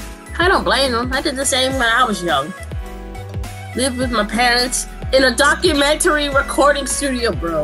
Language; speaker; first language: English; native; English